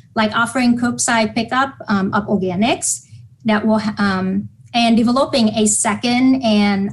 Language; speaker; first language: English; non-native, fluent; Vietnamese